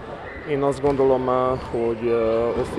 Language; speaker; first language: Hungarian; non-native, fluent; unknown